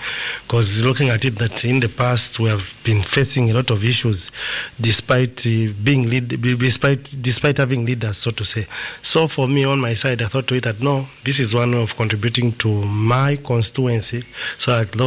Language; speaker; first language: English; non-native, local second language; Nyanja